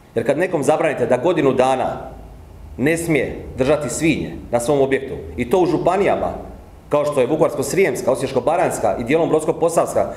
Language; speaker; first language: Croatian; native; Croatian